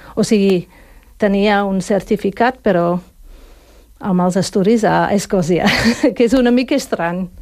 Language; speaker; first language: Catalan; non-native, fluent; English